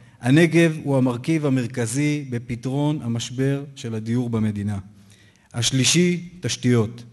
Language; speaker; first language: Hebrew; native; Hebrew